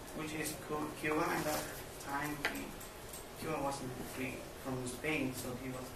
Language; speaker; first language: English; non-native, learner; Spanish